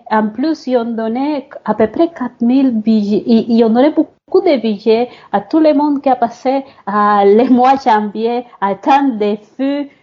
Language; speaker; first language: French; non-native, fluent; Spanish